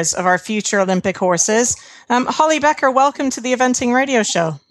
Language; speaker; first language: English; native; English